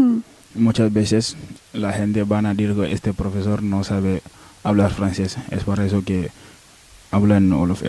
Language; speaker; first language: Spanish; non-native, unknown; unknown